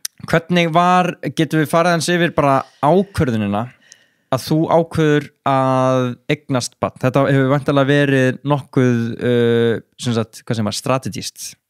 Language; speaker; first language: Icelandic; native; Icelandic